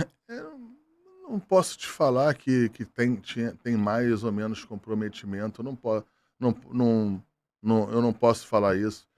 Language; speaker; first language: Portuguese; native; Portuguese